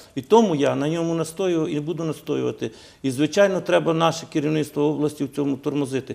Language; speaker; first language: Ukrainian; native; Ukrainian